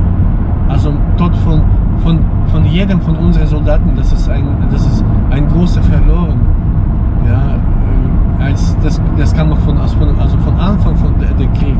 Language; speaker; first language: German; non-native, fluent; Ukrainian